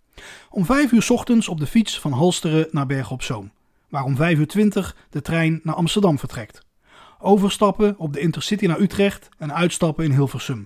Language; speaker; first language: Dutch; native; Dutch